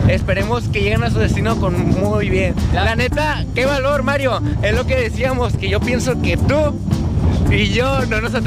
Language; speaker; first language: Spanish; native; Spanish